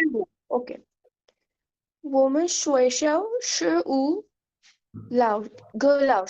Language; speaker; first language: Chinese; non-native, learner; Urdu